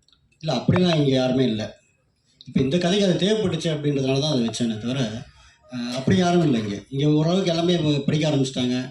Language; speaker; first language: Tamil; native; Tamil